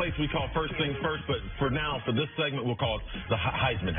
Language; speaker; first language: English; native; English